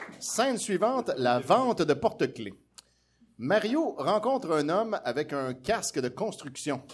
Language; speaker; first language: French; native; French